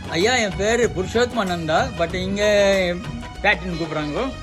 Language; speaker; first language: Tamil; early bilingual, heritage; Tamil